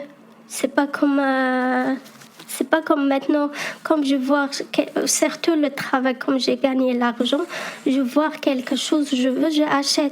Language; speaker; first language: French; non-native, learner; Arabic